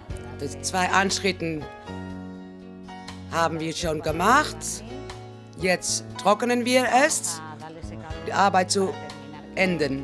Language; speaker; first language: German; non-native, fluent; Spanish